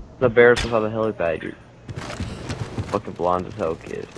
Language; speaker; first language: English; native; English